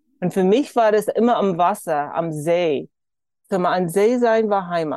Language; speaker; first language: German; early bilingual, heritage; German